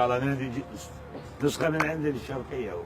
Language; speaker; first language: Arabic; native; Arabic